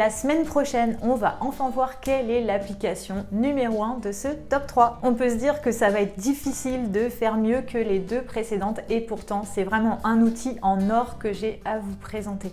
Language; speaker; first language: French; native; French